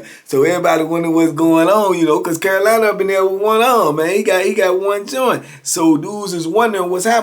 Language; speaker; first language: English; native; English